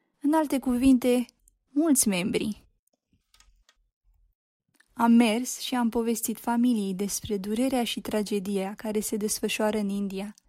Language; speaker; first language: Romanian; native; Romanian